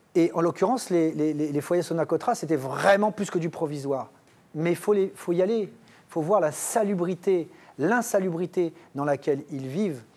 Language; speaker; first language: French; native; French